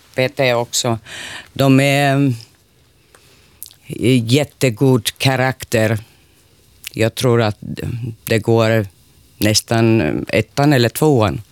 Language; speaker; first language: Swedish; non-native, learner; Finnish